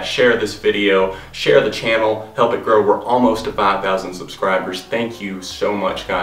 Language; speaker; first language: English; native; English